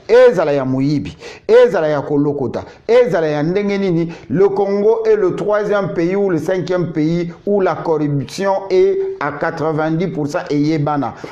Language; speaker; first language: French; non-native, local second language; Lingala